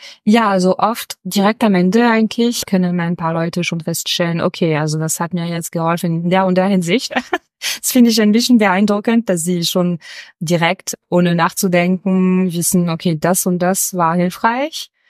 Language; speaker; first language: German; non-native, fluent; French